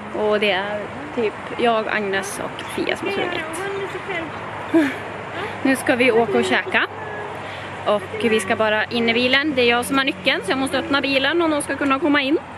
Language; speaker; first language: Swedish; native; Swedish